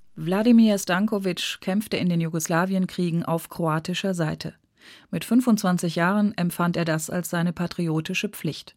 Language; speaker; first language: German; native; German